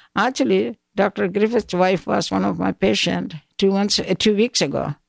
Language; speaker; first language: English; non-native, local second language; Malayalam